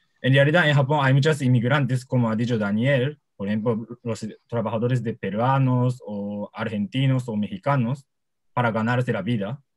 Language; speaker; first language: Spanish; non-native, learner; Japanese